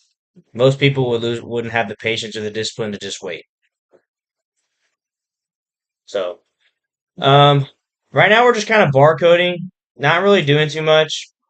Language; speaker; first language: English; native; English